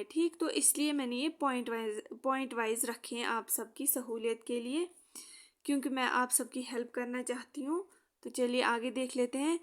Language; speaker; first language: Hindi; native; Hindi